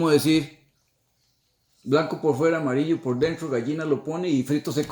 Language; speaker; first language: Spanish; native; Spanish